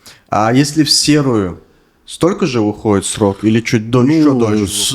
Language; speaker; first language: Russian; native; Russian